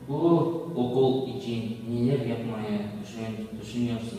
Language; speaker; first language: Turkish; non-native, learner; Kazakh